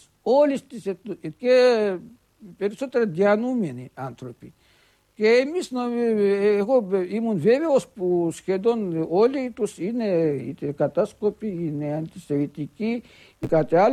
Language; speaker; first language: Greek; early bilingual, heritage; Greek